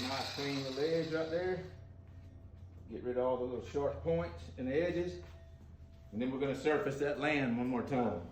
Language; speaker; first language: English; native; English